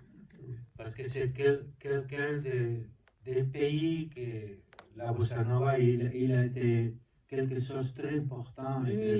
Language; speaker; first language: French; non-native, learner; Spanish